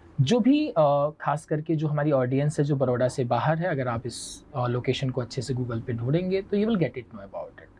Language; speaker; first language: Hindi; native; Hindi